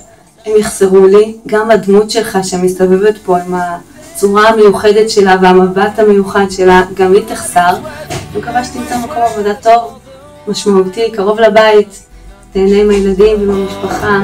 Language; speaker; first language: Hebrew; native; Hebrew